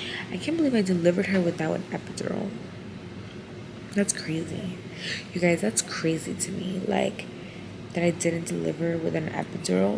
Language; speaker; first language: English; early bilingual, other home language; Spanish